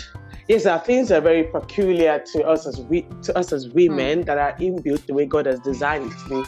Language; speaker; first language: English; non-native, local second language; Yoruba